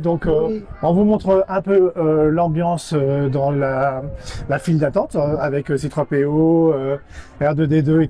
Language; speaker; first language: French; native; French